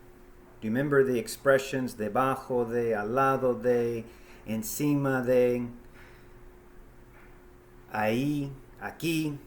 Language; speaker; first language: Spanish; non-native, fluent; English